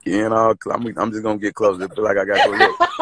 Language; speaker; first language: English; native; English